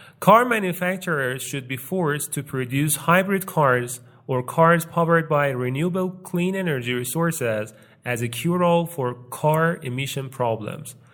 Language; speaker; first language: English; non-native, fluent; Persian